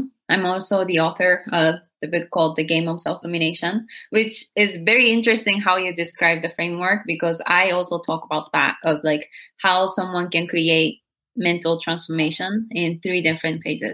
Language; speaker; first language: English; non-native, fluent; Japanese